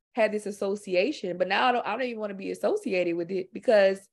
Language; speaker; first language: English; native; English